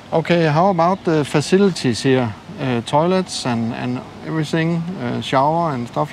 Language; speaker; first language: English; non-native, learner; Swedish